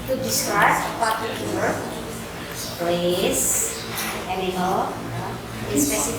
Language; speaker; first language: English; non-native, local second language; Indonesian